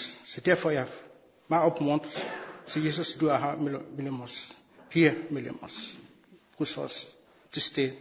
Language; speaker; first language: Danish; non-native, fluent; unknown